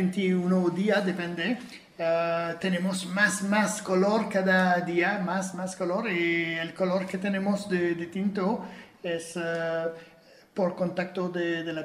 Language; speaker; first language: Spanish; non-native, fluent; French